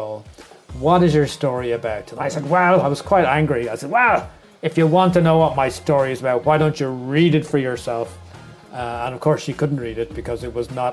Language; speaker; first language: English; native; English